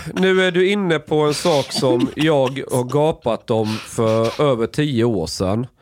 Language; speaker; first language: Swedish; native; Swedish